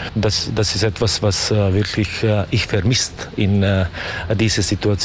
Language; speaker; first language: German; non-native, learner; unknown